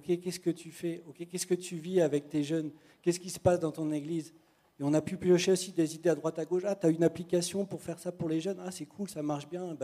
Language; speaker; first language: French; native; French